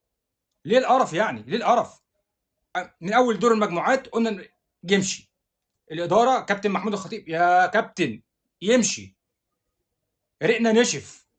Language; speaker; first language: Arabic; native; Arabic